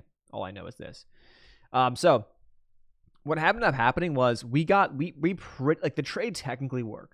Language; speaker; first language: English; native; English